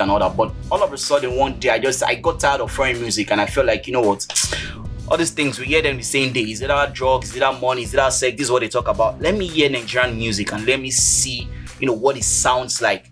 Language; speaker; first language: English; non-native, local second language; Yoruba